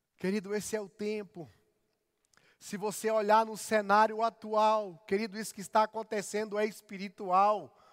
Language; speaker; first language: Portuguese; native; Portuguese